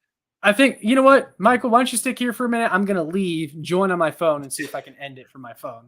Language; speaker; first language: English; native; English